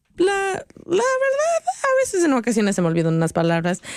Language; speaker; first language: Spanish; early bilingual, heritage; Spanish